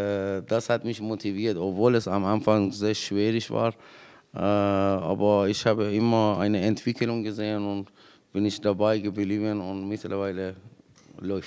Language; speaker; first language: German; non-native, fluent; Persian